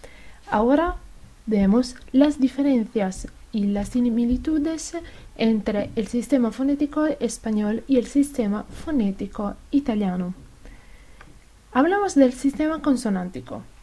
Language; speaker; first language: Spanish; non-native, fluent; Italian